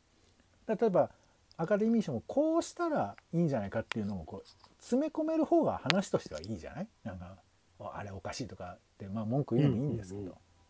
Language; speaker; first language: Japanese; native; Japanese